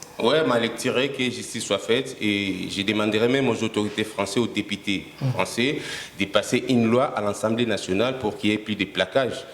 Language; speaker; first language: French; non-native, local second language; Lingala